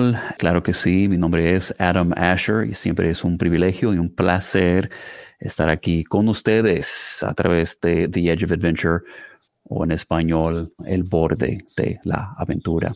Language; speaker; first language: Spanish; non-native, fluent; English